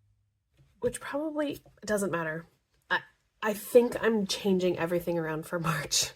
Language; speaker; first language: English; native; English